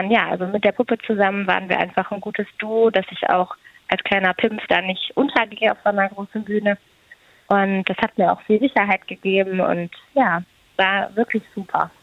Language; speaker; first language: German; native; German